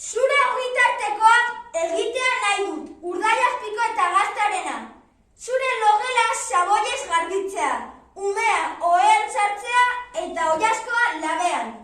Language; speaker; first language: Basque; non-native, learner; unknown